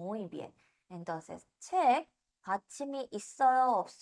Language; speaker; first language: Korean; non-native, fluent; Spanish